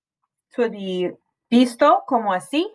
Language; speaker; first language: Spanish; non-native, fluent; English